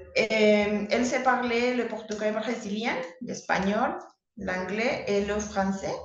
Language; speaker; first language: French; non-native, learner; Spanish